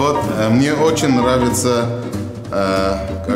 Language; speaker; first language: Russian; non-native, learner; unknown